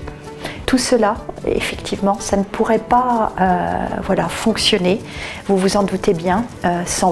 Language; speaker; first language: French; native; French